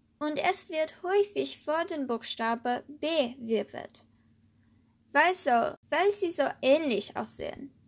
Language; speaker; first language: German; non-native, learner; English